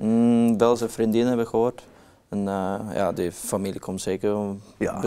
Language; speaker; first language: Dutch; non-native, learner; Norwegian